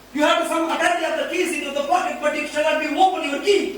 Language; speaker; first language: English; non-native, local second language; Telugu